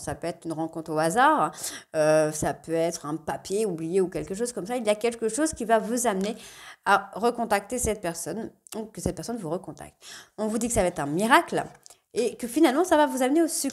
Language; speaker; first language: French; native; French